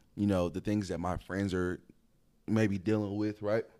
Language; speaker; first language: English; native; English